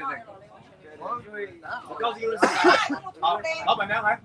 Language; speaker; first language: Chinese; early bilingual, heritage; Chinese